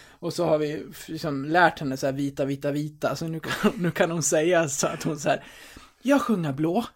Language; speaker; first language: Swedish; native; Swedish